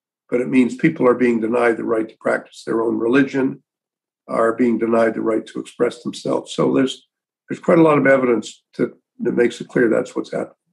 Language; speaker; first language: English; native; English